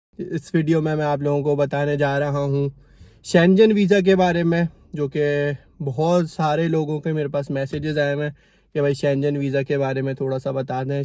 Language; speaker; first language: Urdu; native; Urdu